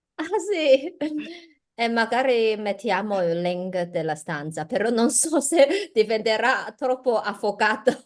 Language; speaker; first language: Italian; non-native, learner; Chinese